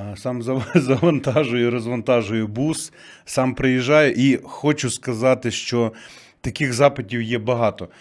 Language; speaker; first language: Ukrainian; native; Ukrainian